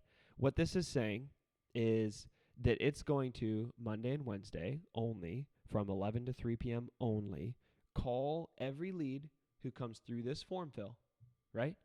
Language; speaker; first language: English; native; English